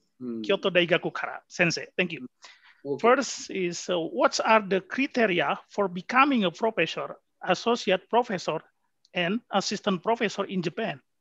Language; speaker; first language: English; non-native, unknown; Indonesian